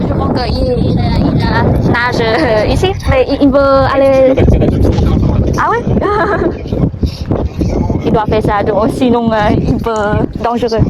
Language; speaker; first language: French; non-native, learner; Vietnamese